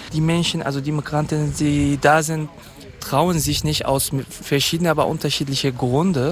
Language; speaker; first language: German; non-native, fluent; Kurdish